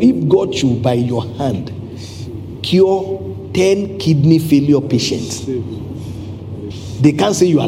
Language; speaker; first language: English; non-native, local second language; Yoruba